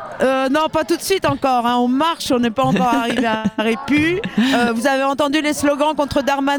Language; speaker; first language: French; native; French